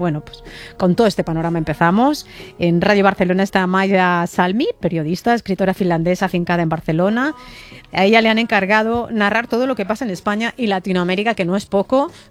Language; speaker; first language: Spanish; native; Spanish